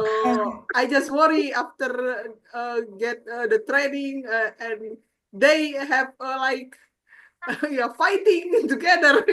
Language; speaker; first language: English; non-native, learner; Indonesian